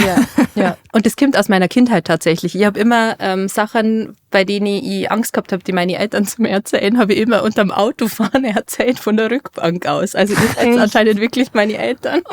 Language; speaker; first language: German; native; German